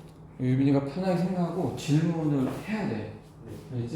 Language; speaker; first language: Korean; native; Korean